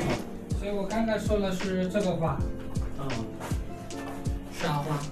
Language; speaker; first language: Chinese; non-native, learner; Nepali